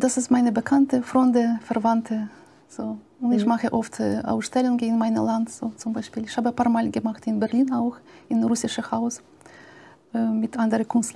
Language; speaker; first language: German; non-native, learner; Ukrainian